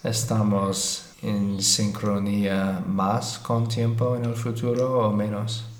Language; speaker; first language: Spanish; non-native, learner; English